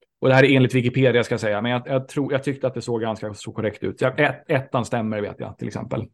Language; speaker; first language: Swedish; native; Swedish